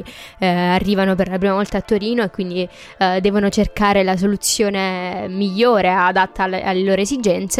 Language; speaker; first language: Italian; native; Italian